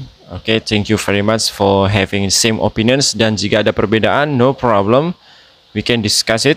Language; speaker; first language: English; non-native, fluent; Indonesian